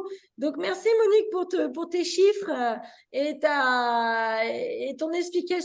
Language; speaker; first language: French; native; French